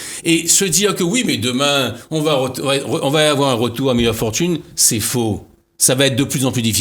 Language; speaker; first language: French; native; French